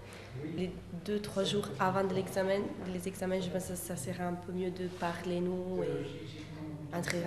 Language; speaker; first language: French; non-native, learner; Italian